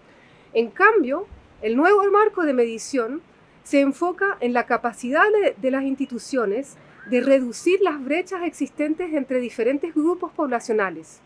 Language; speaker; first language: Spanish; native; Spanish